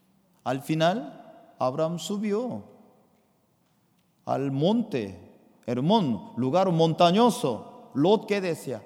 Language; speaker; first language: Spanish; non-native, fluent; Korean